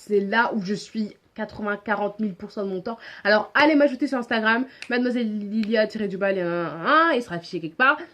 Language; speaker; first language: French; native; French